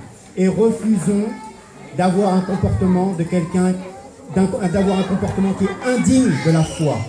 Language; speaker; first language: French; native; French